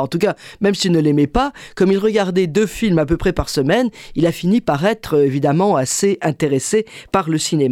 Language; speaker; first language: French; native; French